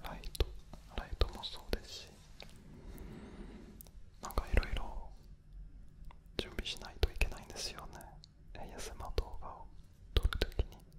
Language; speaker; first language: Japanese; non-native, fluent; French